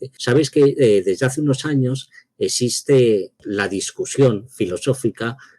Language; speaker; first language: Spanish; native; Spanish